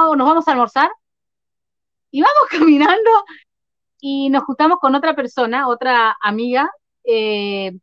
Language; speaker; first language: Spanish; native; Spanish